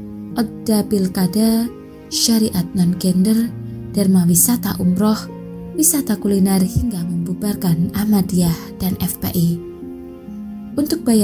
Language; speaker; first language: Indonesian; native; Indonesian